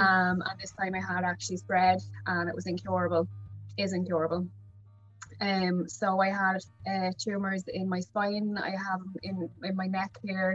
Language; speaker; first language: English; native; English